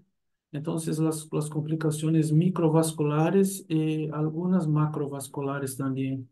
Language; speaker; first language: Spanish; non-native, fluent; Portuguese